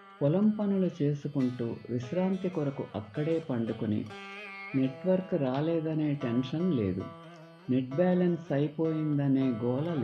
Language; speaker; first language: Telugu; native; Telugu